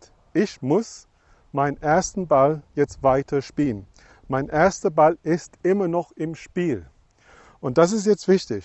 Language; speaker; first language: German; non-native, fluent; English